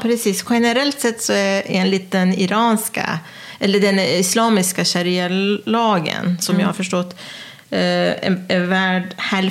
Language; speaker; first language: Swedish; non-native, fluent; Persian